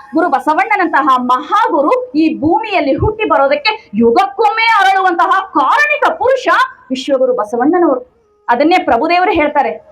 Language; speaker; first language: Kannada; non-native, local second language; Tamil